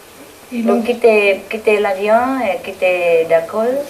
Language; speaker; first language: French; non-native, learner; Vietnamese